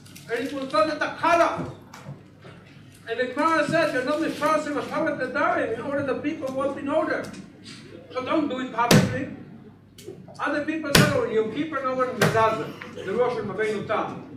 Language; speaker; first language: English; non-native, learner; Hebrew